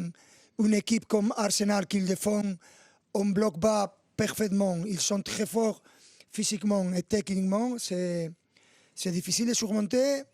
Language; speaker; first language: French; non-native, fluent; Spanish